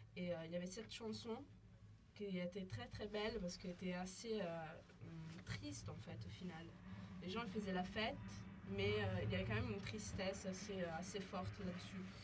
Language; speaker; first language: French; non-native, fluent; Italian